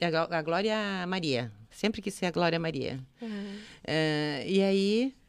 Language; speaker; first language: Portuguese; native; Portuguese